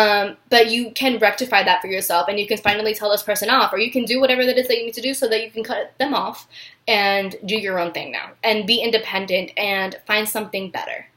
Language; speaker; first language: English; native; English